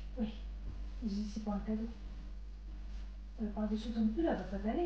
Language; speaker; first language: French; native; French